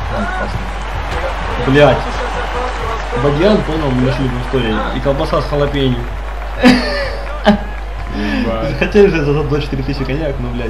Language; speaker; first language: Russian; native; Russian